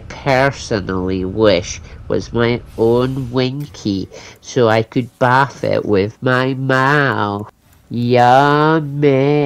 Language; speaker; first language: English; native; English